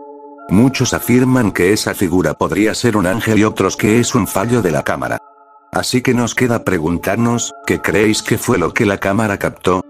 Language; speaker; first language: Spanish; native; Spanish